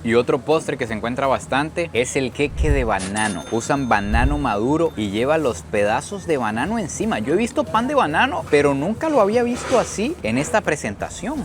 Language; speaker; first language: Spanish; native; Spanish